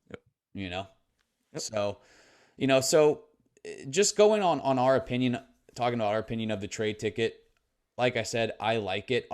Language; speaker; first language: English; native; English